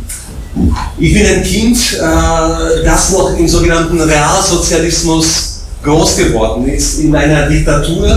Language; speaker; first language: German; non-native, fluent; Slovak